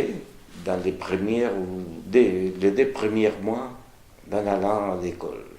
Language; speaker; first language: French; non-native, fluent; Spanish